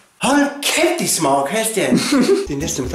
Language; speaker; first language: Danish; non-native, fluent; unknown